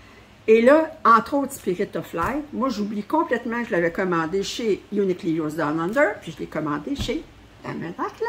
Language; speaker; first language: French; native; French